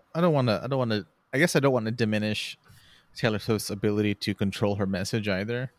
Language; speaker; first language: English; native; English